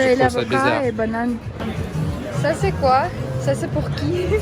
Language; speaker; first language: French; non-native, fluent; Russian